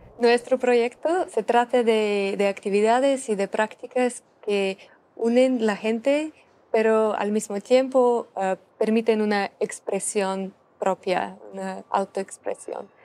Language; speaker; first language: Spanish; non-native, learner; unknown